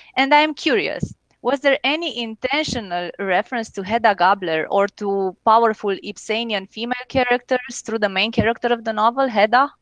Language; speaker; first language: English; non-native, fluent; Romanian